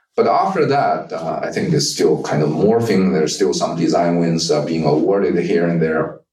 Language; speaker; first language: English; non-native, fluent; Chinese